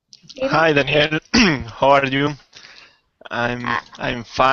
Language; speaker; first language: English; non-native, learner; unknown